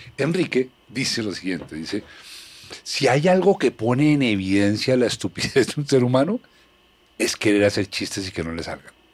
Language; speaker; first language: Spanish; native; Spanish